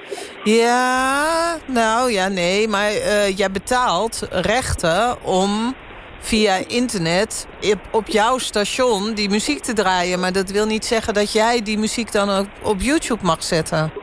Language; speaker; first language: Dutch; native; Dutch